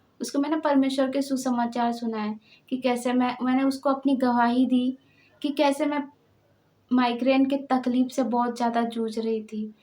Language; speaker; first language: Hindi; non-native, local second language; Marathi